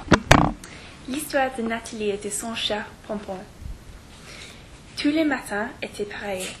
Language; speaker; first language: French; non-native, learner; English